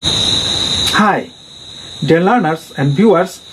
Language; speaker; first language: English; non-native, local second language; Assamese